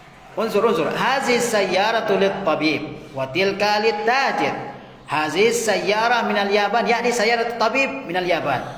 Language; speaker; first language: Arabic; non-native, fluent; Indonesian